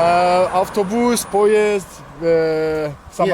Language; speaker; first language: Russian; non-native, learner; French